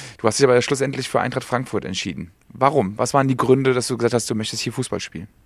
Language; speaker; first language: German; native; German